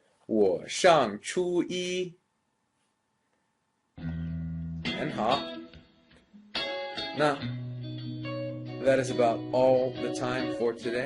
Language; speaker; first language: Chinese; non-native, fluent; English